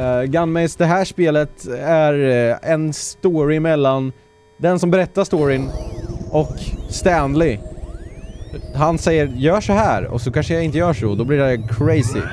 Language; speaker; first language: Swedish; native; Swedish